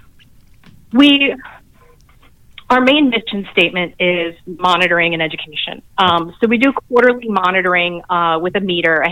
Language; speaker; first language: English; native; English